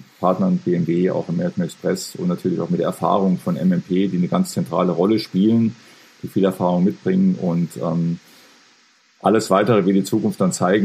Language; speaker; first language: German; native; German